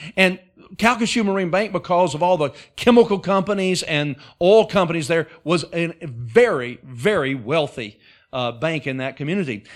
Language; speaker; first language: English; native; English